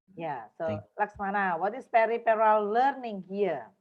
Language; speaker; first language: English; non-native, fluent; Indonesian